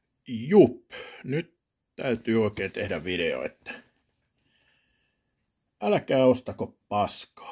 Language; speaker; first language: Finnish; native; Finnish